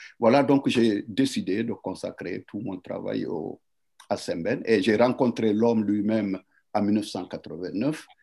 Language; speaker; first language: French; non-native, local second language; Wolof